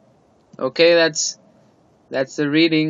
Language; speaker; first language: English; non-native, fluent; Spanish